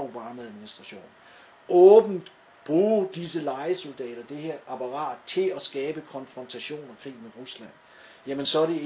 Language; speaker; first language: Danish; native; Danish